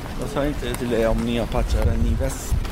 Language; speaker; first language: Swedish; early bilingual, other home language; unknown